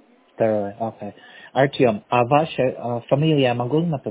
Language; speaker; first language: Russian; non-native, learner; English